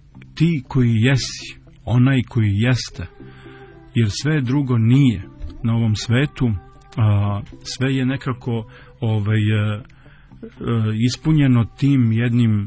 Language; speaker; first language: Serbian; native; Serbian